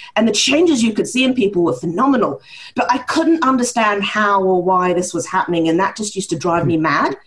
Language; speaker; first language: English; early bilingual, heritage; Norwegian